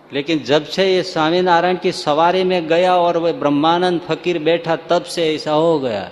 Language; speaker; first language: Hindi; non-native, local second language; Gujarati